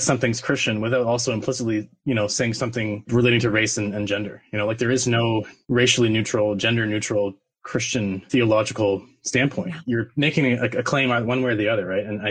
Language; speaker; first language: English; native; English